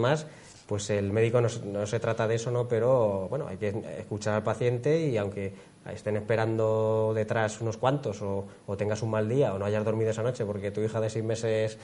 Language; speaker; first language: Spanish; native; Spanish